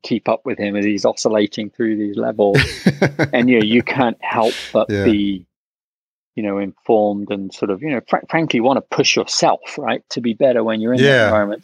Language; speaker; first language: English; native; English